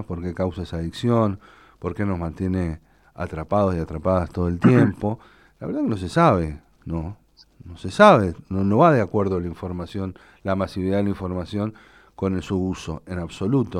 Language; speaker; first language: Spanish; native; Spanish